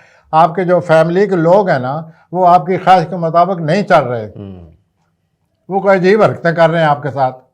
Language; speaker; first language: Urdu; native; Urdu